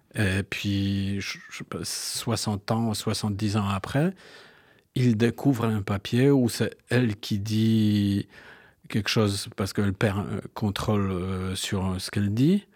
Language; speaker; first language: French; non-native, fluent; Polish